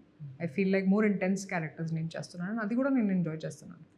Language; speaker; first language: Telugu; non-native, local second language; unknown